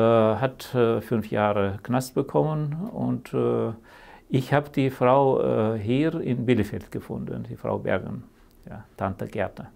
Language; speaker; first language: German; early bilingual, heritage; German